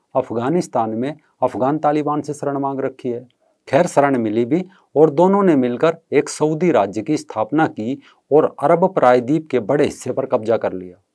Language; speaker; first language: Hindi; native; Hindi